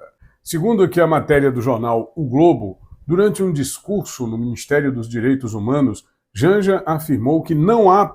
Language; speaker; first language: Portuguese; native; Portuguese